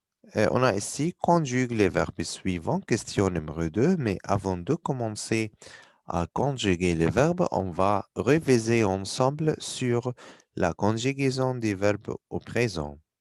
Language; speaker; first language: French; non-native, fluent; Arabic